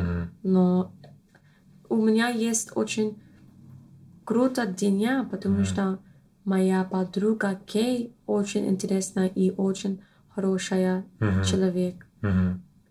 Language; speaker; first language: Russian; non-native, learner; English